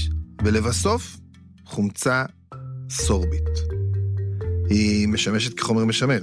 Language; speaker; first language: Hebrew; native; Hebrew